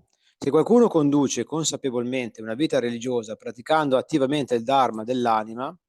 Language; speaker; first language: Italian; native; Italian